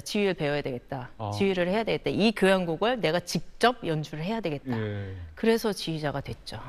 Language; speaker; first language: Korean; native; Korean